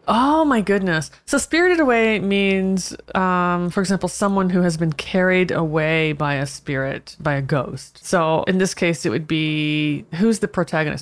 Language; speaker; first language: English; native; English